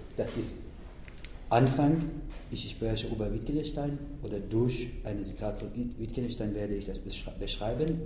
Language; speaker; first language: German; non-native, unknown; Persian